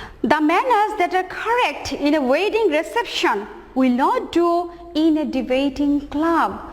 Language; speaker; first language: English; non-native, local second language; Bangla